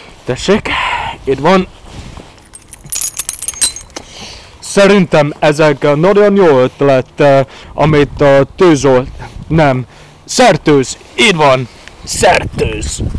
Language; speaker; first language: Hungarian; non-native, learner; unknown